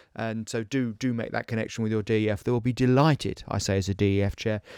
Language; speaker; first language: English; native; English